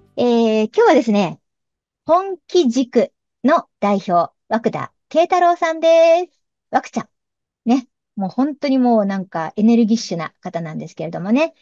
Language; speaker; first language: Japanese; native; Japanese